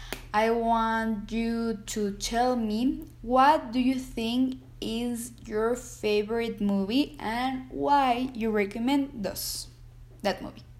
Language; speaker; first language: English; non-native, learner; Spanish